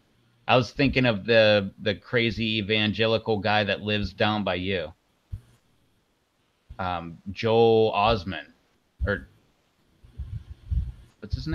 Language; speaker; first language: English; native; English